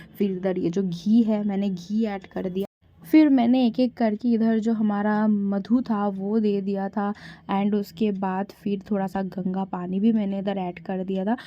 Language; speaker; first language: Hindi; non-native, local second language; Bangla